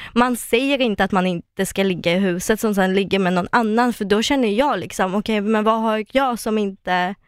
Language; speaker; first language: Swedish; non-native, fluent; Russian